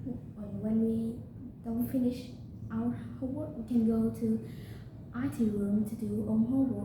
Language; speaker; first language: English; non-native, learner; Vietnamese